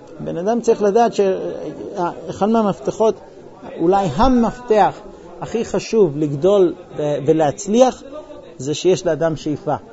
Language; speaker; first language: Hebrew; non-native, fluent; English